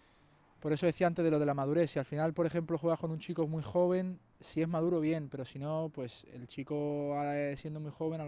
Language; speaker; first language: Spanish; native; Spanish